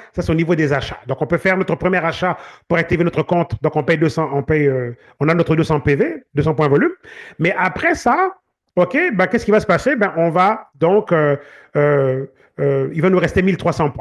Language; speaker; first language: French; native; French